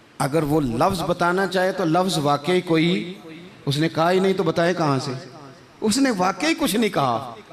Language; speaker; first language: Urdu; non-native, local second language; Punjabi